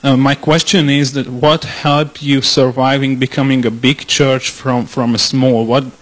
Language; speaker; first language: English; non-native, fluent; Hungarian